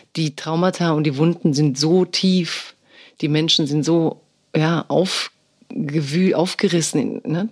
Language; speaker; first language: German; early bilingual, other home language; Croatian